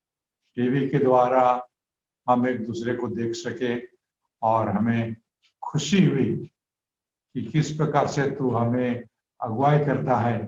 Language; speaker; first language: Hindi; native; Hindi